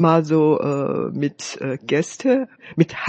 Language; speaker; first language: German; non-native, fluent; Chinese